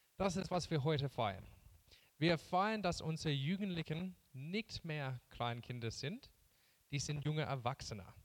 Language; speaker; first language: German; non-native, fluent; English